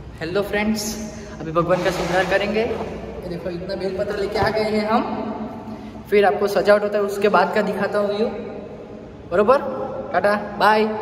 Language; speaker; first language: Hindi; non-native, local second language; Gujarati